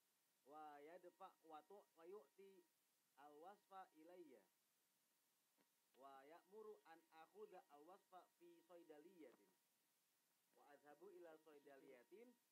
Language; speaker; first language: Arabic; non-native, learner; Indonesian